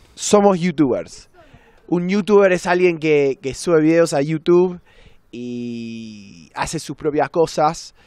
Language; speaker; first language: Spanish; non-native, fluent; English